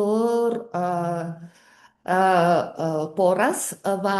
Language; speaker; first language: Spanish; non-native, fluent; Russian